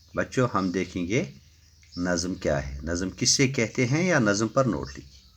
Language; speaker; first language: Urdu; native; Urdu